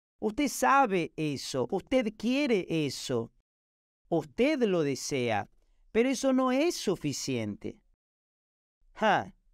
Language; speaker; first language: Spanish; non-native, fluent; Portuguese